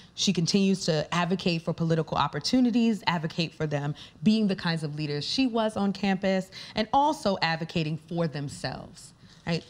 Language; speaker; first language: English; native; English